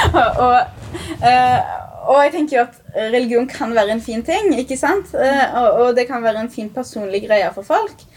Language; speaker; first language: Norwegian; early bilingual, other home language; Arabic